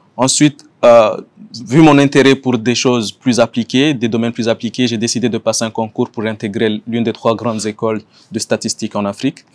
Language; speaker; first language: French; non-native, local second language; Ngazidja Comorian